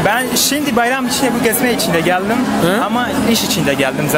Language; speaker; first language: Turkish; non-native, learner; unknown